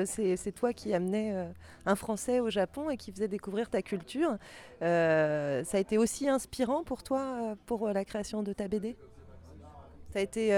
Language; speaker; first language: French; native; French